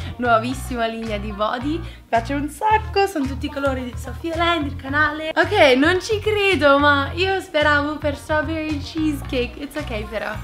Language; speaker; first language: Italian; early bilingual, heritage; English